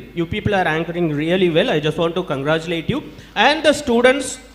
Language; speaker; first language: English; non-native, local second language; Tamil